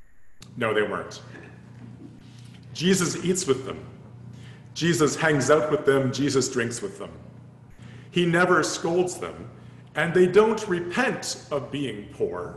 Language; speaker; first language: English; native; English